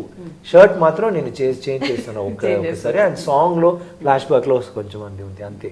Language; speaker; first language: Telugu; non-native, local second language; Tamil